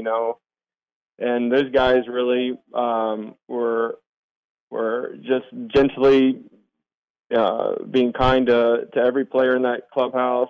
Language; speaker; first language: English; native; English